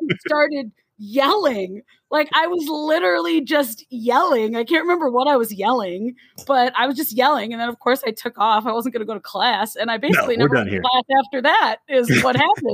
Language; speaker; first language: English; native; English